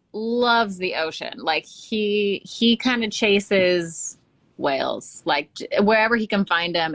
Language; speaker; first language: English; native; English